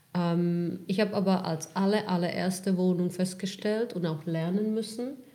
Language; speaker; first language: German; non-native, fluent; Czech